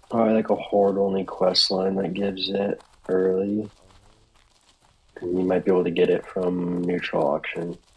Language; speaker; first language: English; native; English